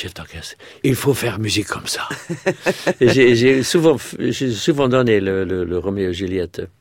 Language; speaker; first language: French; non-native, fluent; English